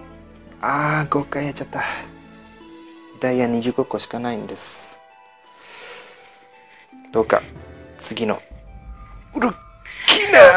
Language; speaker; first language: Japanese; non-native, learner; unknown